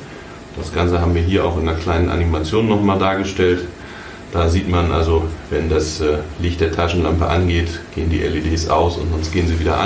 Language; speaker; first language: German; native; German